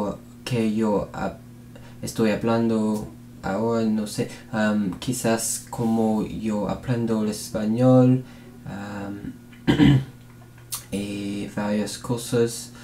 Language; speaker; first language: Spanish; non-native, learner; English